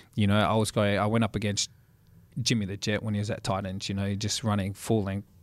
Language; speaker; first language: English; native; English